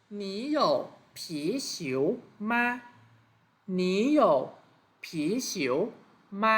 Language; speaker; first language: Chinese; non-native, fluent; Thai